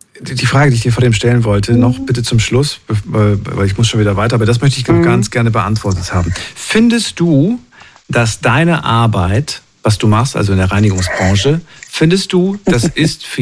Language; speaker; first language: German; native; German